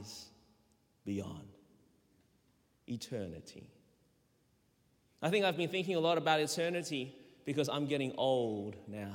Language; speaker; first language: English; native; English